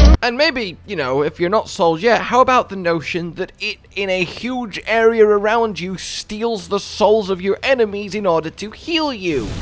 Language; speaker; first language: English; native; English